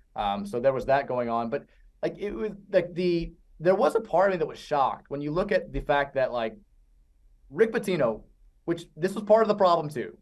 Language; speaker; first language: English; native; English